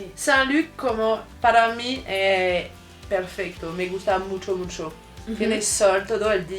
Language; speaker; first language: Spanish; non-native, fluent; French